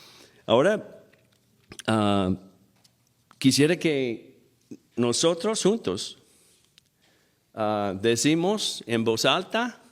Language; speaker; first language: Spanish; non-native, fluent; English